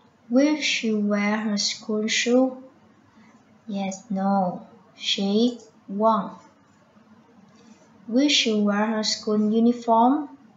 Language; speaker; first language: English; non-native, fluent; Vietnamese